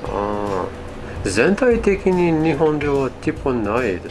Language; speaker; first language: Japanese; non-native, fluent; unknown